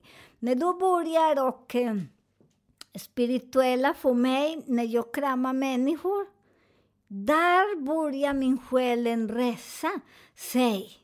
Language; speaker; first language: Swedish; non-native, learner; Spanish